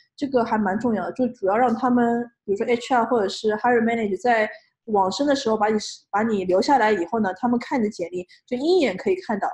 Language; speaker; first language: Chinese; native; Chinese